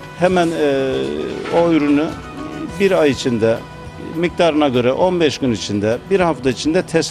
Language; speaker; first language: Turkish; native; Turkish